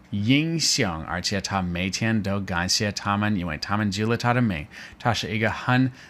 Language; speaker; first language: Chinese; non-native, learner; English